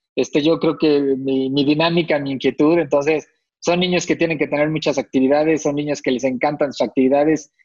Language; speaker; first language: Spanish; native; Spanish